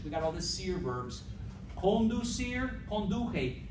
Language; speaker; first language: English; native; English